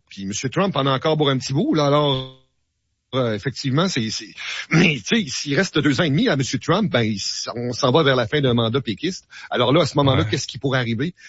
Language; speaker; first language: French; native; French